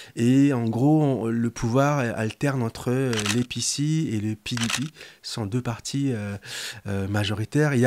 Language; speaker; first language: French; non-native, local second language; Lingala